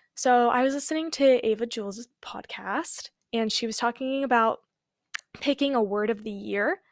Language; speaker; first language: English; native; English